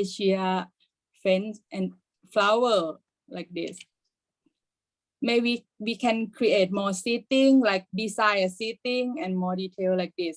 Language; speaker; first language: English; non-native, learner; Thai